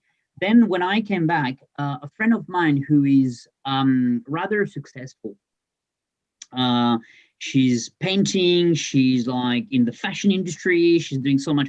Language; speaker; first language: English; non-native, fluent; French